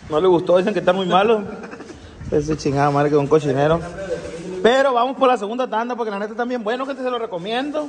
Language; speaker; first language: Spanish; native; Spanish